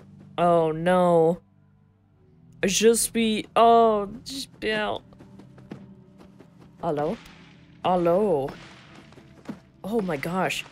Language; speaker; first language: French; non-native, learner; English